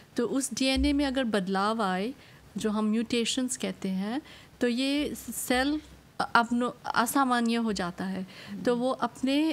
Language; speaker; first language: Hindi; non-native, local second language; Morisyen